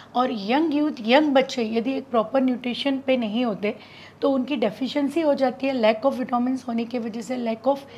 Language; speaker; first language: Hindi; native; Hindi